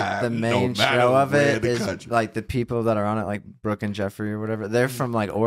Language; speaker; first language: English; native; English